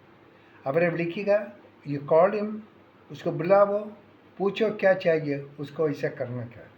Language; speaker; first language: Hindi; non-native, local second language; Malayalam